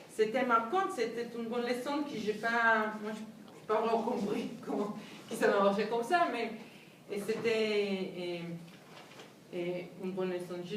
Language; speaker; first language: French; non-native, fluent; Hebrew